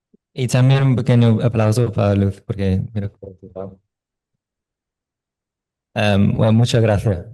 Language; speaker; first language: Spanish; non-native, fluent; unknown